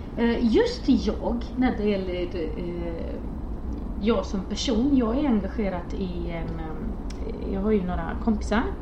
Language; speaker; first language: Swedish; non-native, fluent; Romanian